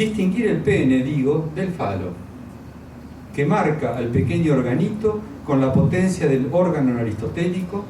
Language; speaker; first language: Spanish; native; Spanish